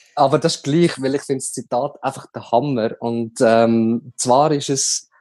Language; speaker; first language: German; native; German